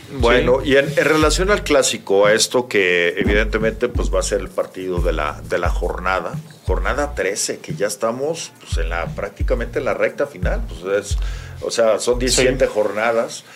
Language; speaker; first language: Spanish; native; Spanish